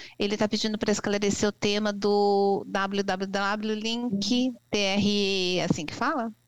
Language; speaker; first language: Portuguese; native; Portuguese